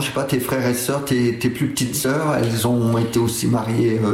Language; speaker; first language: French; native; French